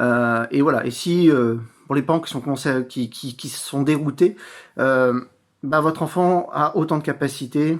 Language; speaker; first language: French; native; French